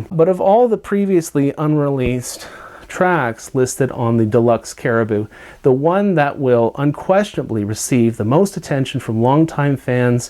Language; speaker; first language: English; native; English